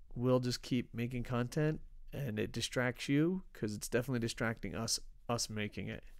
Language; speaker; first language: English; native; English